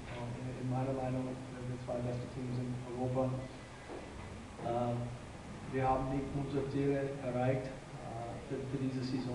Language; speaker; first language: German; non-native, fluent; English